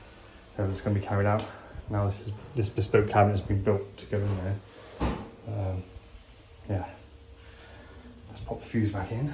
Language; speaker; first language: English; native; English